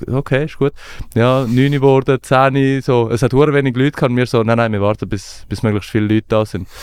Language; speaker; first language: German; early bilingual, other home language; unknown